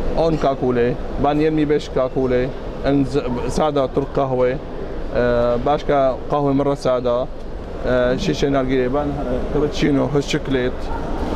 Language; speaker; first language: Turkish; non-native, learner; Arabic